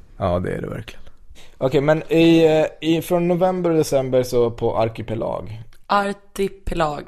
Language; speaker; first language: Swedish; native; Swedish